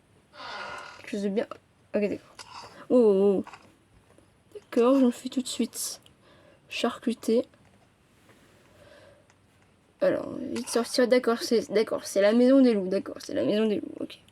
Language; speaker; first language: French; native; French